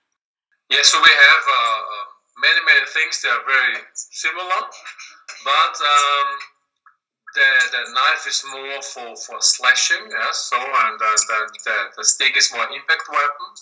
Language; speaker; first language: English; non-native, learner; German